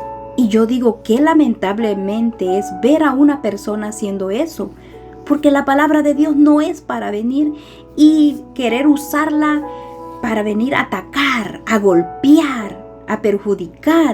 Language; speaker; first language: Spanish; native; Spanish